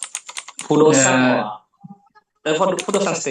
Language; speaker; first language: Japanese; non-native, fluent; Indonesian